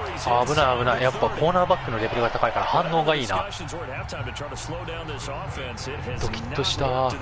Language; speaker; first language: Japanese; native; Japanese